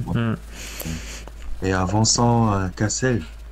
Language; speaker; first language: French; non-native, learner; Korean